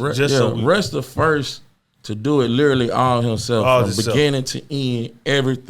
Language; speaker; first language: English; native; English